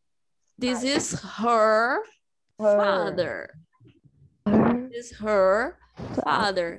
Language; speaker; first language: English; non-native, fluent; Portuguese